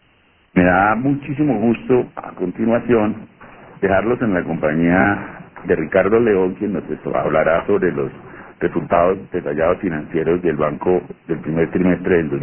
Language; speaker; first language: Spanish; native; Spanish